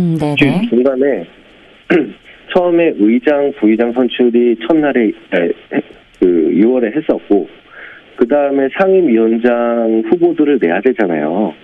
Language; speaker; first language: Korean; native; Korean